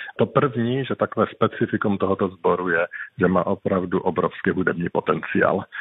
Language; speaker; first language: Czech; native; Czech